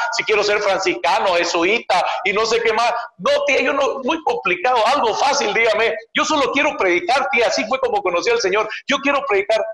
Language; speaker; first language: Spanish; native; Spanish